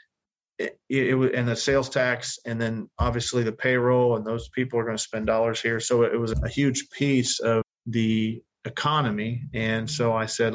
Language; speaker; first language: English; native; English